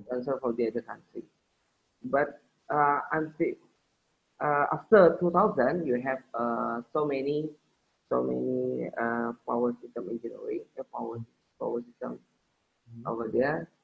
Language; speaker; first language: English; non-native, learner; Indonesian